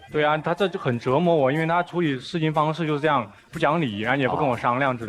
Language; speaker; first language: Chinese; native; Chinese